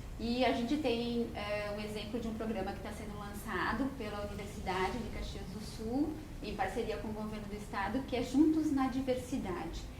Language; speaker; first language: Portuguese; native; Portuguese